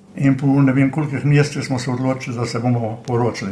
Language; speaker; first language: Slovenian; native; Slovenian